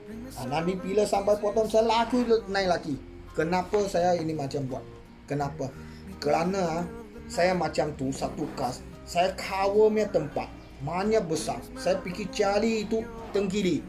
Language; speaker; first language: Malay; non-native, local second language; Chinese